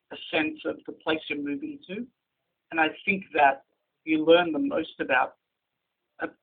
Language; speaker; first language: English; native; English